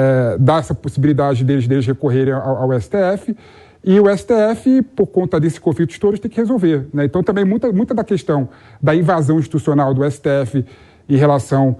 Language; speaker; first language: Portuguese; native; Portuguese